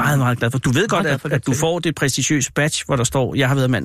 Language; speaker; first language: Danish; native; Danish